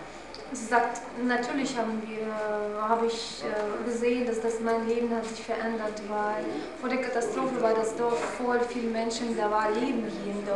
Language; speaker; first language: German; non-native, fluent; Russian